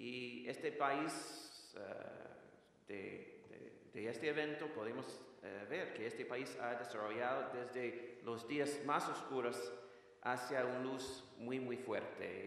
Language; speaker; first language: Spanish; non-native, fluent; English